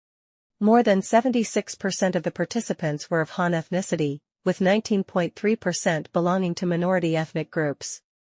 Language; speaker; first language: English; non-native, fluent; Chinese